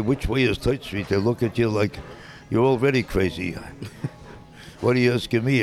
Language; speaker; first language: English; native; English